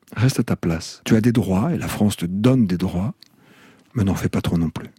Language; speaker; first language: French; native; French